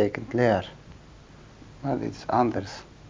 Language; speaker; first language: Dutch; non-native, learner; Turkish